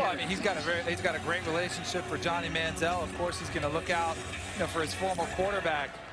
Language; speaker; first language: English; native; English